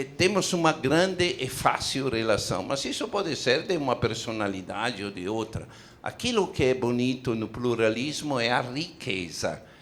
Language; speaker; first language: Portuguese; non-native, fluent; Italian